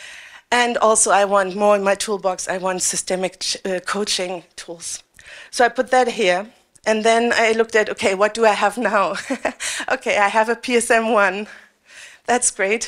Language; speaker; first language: English; non-native, fluent; German